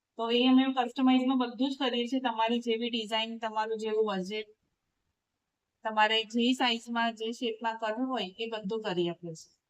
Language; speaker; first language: Gujarati; native; Gujarati